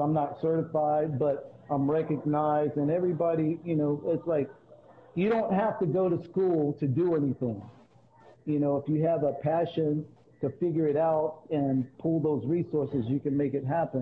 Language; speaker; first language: English; native; English